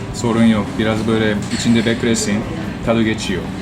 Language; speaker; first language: Turkish; non-native, fluent; Japanese